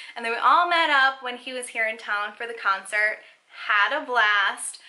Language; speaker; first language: English; native; English